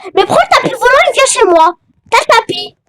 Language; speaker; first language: French; native; French